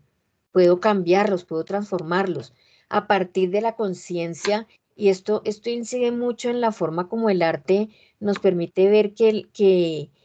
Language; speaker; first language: Spanish; native; Spanish